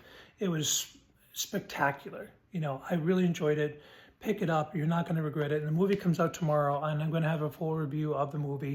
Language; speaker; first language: English; native; English